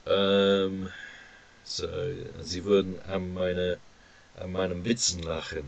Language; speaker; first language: German; non-native, fluent; English